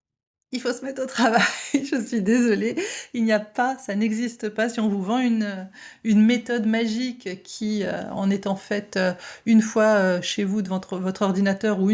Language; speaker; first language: French; native; French